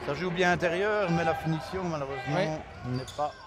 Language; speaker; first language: French; native; French